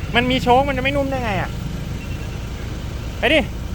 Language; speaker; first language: Thai; native; Thai